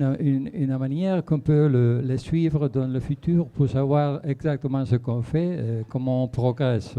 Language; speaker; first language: French; non-native, fluent; Spanish